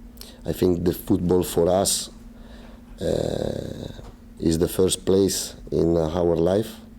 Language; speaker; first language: English; non-native, learner; Italian